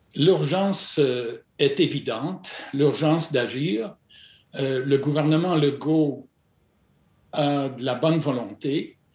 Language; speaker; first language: French; non-native, fluent; English